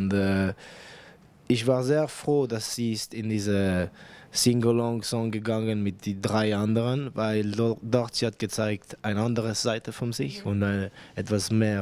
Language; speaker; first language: German; non-native, fluent; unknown